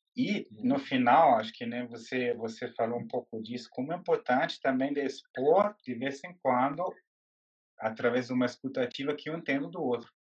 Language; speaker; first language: Portuguese; non-native, fluent; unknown